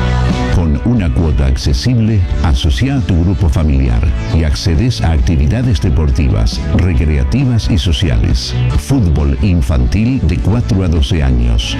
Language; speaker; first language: Spanish; native; Spanish